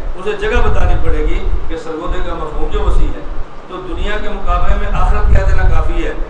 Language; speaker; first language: Urdu; non-native, local second language; Punjabi